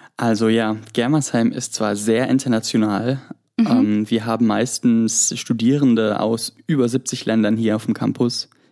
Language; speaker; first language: German; early bilingual, other home language; Greek